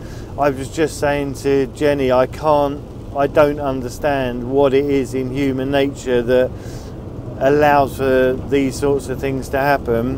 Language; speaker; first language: English; native; English